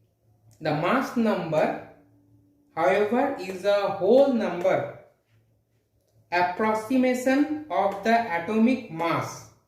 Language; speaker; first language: English; non-native, local second language; Hindi